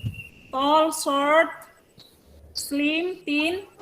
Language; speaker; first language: English; non-native, learner; Indonesian